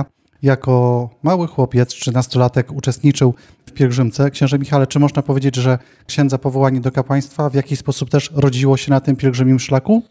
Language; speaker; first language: Polish; native; Polish